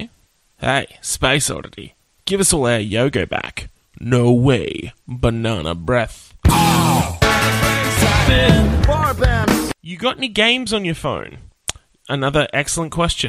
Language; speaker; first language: English; native; English